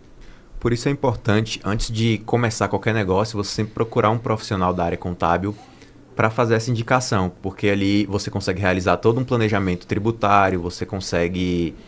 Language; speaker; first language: Portuguese; native; Portuguese